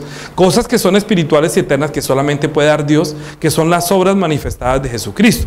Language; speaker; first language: Spanish; native; Spanish